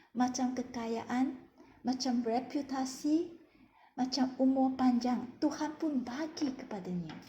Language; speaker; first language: Malay; non-native, local second language; Chinese